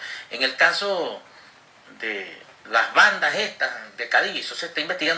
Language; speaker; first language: Spanish; native; Spanish